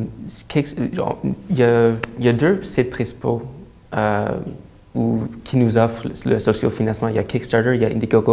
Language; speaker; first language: French; non-native, local second language; English